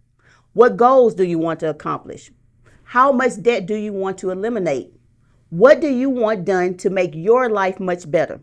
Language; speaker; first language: English; native; English